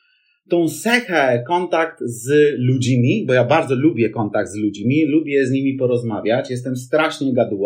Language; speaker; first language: Polish; non-native, fluent; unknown